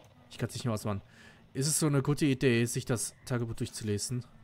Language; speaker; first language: German; native; German